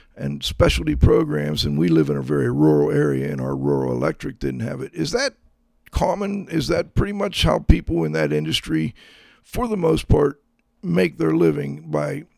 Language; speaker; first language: English; native; English